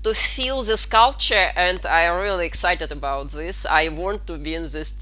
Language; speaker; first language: English; non-native, fluent; Russian